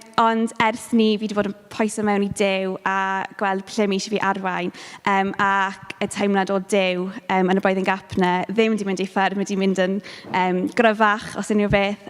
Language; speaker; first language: Welsh; native; Welsh